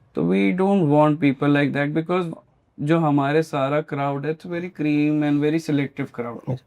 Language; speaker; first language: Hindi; native; Hindi